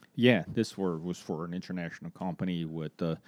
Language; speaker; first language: English; non-native, fluent; Portuguese